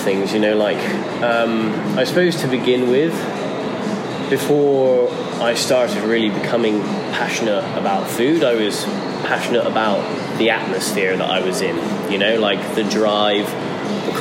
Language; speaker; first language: English; native; English